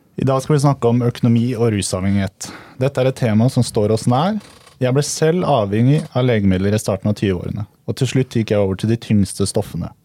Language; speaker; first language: Norwegian; native; Norwegian